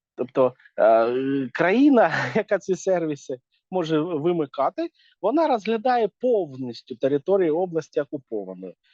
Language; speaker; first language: Ukrainian; native; Ukrainian